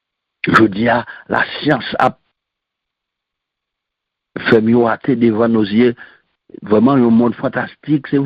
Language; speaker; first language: French; non-native, local second language; Haitian Creole